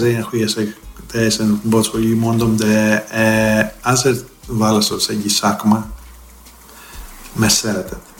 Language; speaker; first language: Hungarian; non-native, fluent; Greek